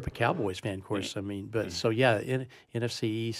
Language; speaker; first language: English; native; English